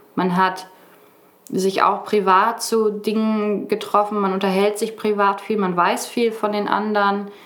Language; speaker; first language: German; native; German